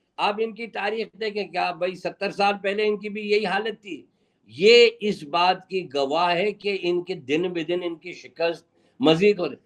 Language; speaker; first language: Urdu; non-native, fluent; Persian